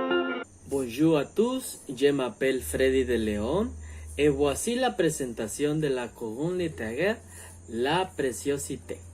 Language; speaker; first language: French; non-native, learner; Spanish